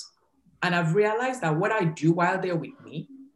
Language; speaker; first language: English; non-native, local second language; Yoruba